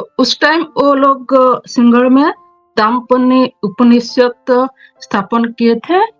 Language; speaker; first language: Hindi; non-native, local second language; Odia